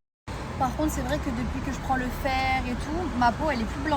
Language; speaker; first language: French; native; French